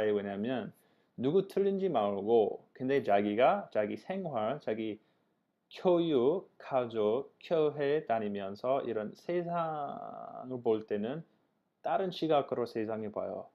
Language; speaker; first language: Korean; non-native, fluent; English